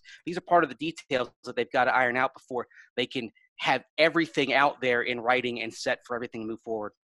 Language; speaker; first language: English; native; English